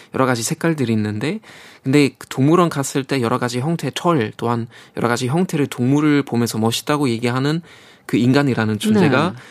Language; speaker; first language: Korean; non-native, fluent; German